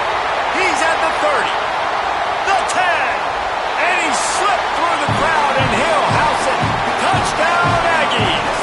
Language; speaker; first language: English; native; English